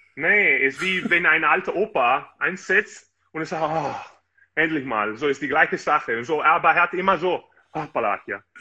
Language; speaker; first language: German; non-native, fluent; Italian